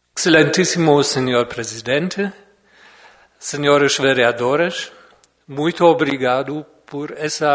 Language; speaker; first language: Portuguese; non-native, fluent; German